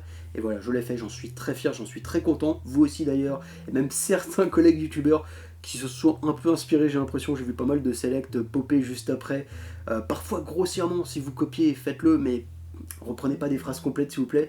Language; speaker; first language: French; native; French